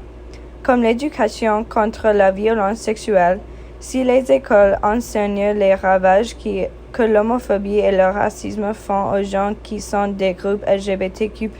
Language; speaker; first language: French; non-native, fluent; English